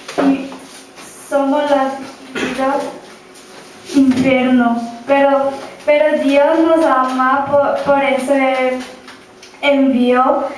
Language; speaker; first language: Spanish; non-native, learner; Korean